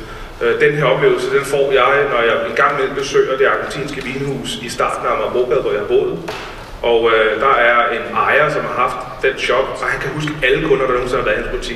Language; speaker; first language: Danish; native; Danish